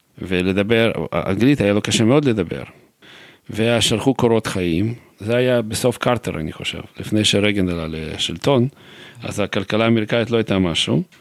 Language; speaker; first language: Hebrew; non-native, fluent; Russian